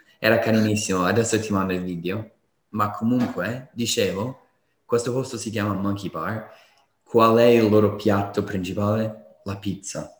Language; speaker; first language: Italian; non-native, fluent; English